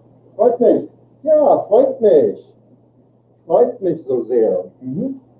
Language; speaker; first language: German; non-native, fluent; English